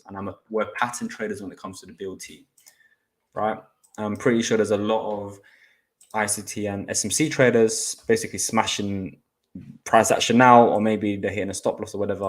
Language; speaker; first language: English; native; English